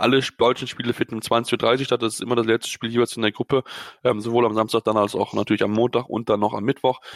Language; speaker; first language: German; native; German